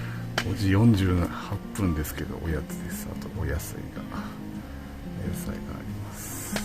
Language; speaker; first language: Japanese; native; Japanese